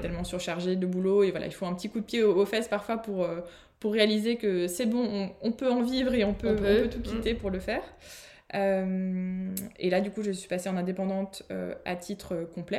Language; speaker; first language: French; native; French